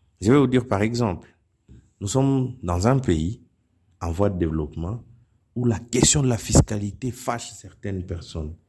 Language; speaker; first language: French; non-native, local second language; Nande